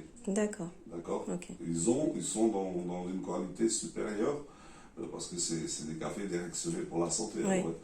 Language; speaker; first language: French; non-native, learner; Portuguese